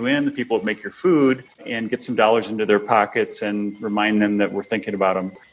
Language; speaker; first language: English; native; English